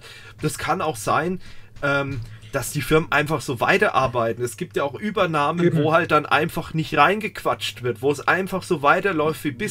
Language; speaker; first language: German; native; German